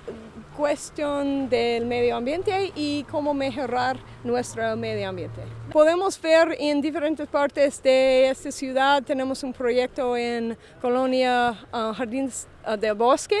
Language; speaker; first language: Spanish; non-native, fluent; English